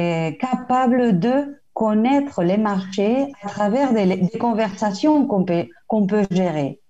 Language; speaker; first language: French; non-native, fluent; Spanish